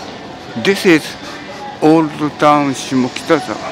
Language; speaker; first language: English; non-native, learner; Japanese